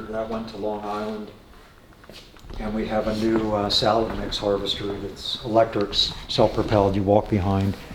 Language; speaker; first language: English; native; English